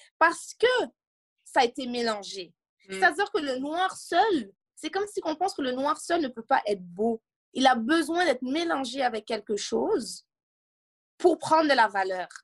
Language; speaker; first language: French; native; French